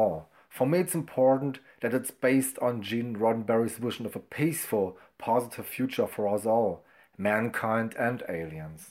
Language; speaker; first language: English; non-native, fluent; German